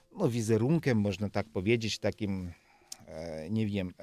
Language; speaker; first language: Polish; non-native, learner; Georgian